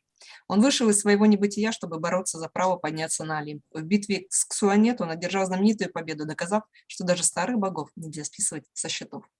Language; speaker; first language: Russian; native; Russian